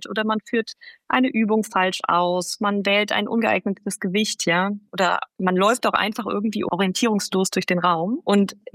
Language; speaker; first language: German; native; German